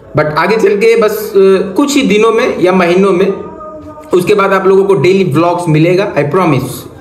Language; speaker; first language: Hindi; native; Hindi